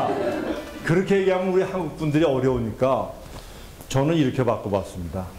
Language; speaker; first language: Korean; native; Korean